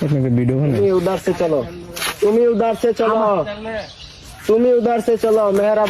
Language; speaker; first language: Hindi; non-native, learner; Bangla